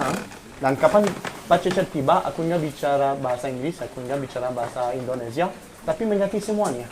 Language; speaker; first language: Indonesian; non-native, learner; French